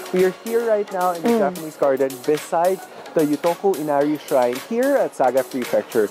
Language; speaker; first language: English; non-native, local second language; Filipino